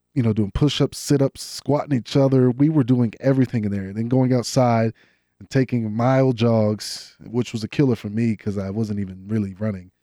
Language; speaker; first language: English; native; English